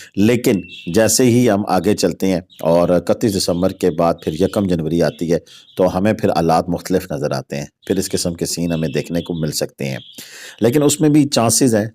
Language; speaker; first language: Urdu; non-native, local second language; Pahari-Potwari